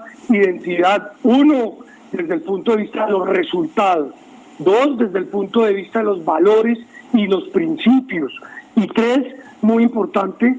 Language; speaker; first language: Spanish; native; Spanish